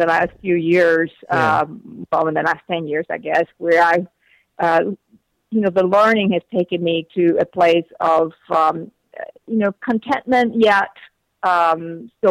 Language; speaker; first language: English; non-native, fluent; Spanish